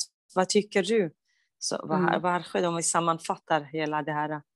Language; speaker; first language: Swedish; non-native, fluent; Kurdish